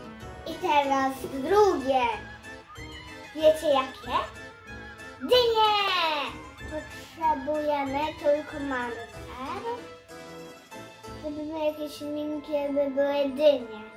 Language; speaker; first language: Polish; early bilingual, heritage; Polish